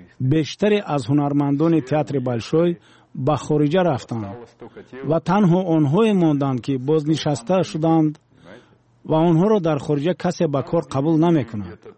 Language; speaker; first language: Tajik; non-native, local second language; Russian